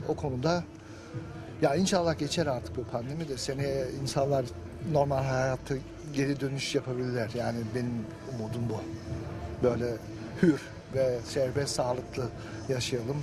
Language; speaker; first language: Turkish; early bilingual, heritage; Turkish